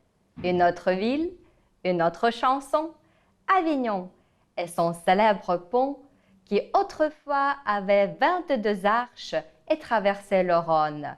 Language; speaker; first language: French; non-native, fluent; Ukrainian